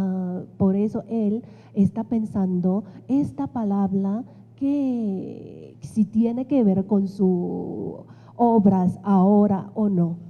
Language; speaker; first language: Spanish; non-native, fluent; Chinese